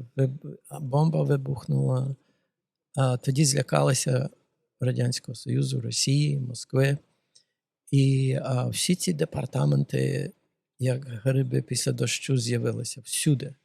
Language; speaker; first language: Ukrainian; early bilingual, heritage; Ukrainian